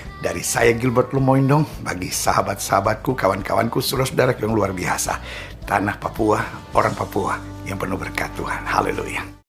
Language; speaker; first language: Indonesian; native; Indonesian